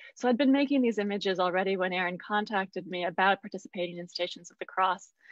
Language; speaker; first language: English; native; English